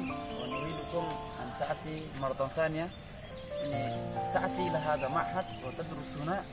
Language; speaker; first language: Arabic; non-native, learner; Indonesian